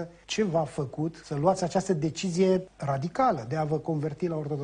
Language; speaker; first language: Romanian; native; Romanian